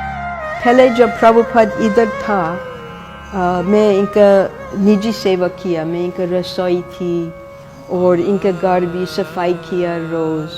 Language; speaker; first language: Hindi; non-native, fluent; English